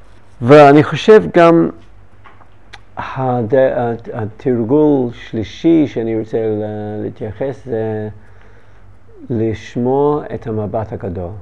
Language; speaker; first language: Hebrew; non-native, learner; English